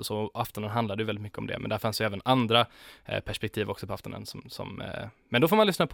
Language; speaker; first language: Swedish; native; Swedish